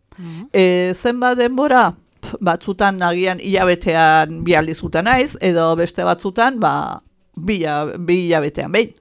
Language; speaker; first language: Basque; native; Basque